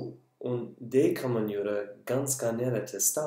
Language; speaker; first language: Swedish; non-native, learner; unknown